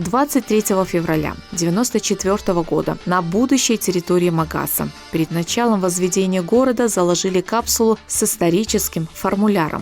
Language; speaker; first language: Russian; native; Russian